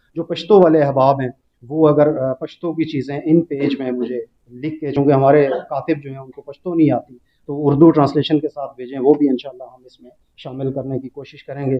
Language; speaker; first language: Urdu; non-native, local second language; Pahari-Potwari